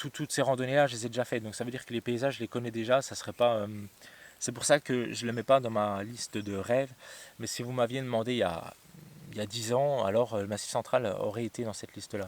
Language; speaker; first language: French; native; French